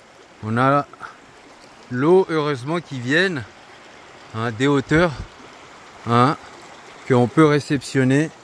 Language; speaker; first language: French; non-native, local second language; Comorian